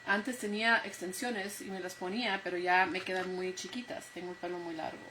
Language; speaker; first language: Spanish; early bilingual, heritage; Spanish